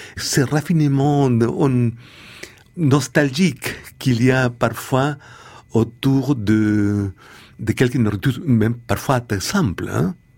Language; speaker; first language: French; non-native, fluent; Spanish